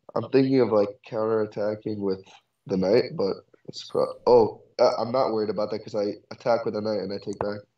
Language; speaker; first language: English; native; English